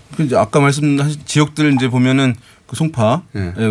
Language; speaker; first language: Korean; native; Korean